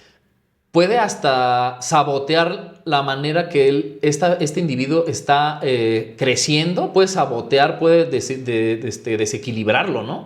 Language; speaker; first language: Spanish; native; Spanish